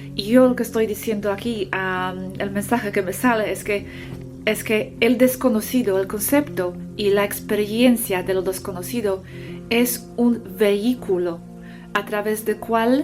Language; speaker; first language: Spanish; non-native, fluent; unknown